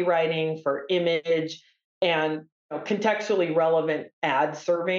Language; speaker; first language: English; native; English